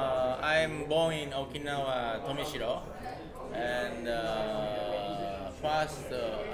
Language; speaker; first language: English; non-native, learner; Japanese